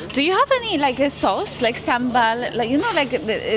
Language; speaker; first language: English; non-native, learner; Polish